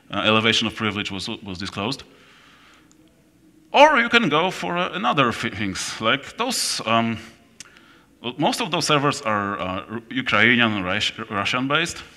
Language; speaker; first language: English; non-native, fluent; Polish